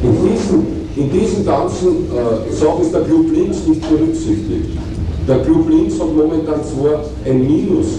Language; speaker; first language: German; native; German